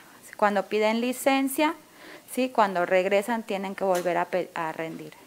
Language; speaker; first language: Spanish; native; Spanish